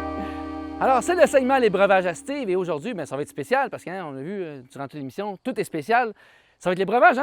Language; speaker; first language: French; native; French